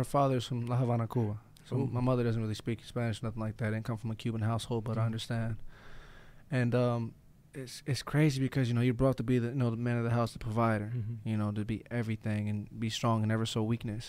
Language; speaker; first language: English; native; English